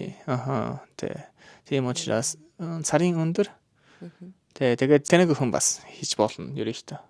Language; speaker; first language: Mongolian; non-native, learner; Japanese